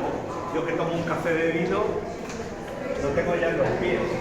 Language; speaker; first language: Spanish; native; Spanish